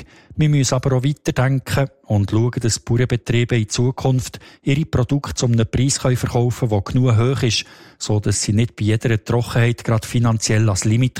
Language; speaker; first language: German; native; German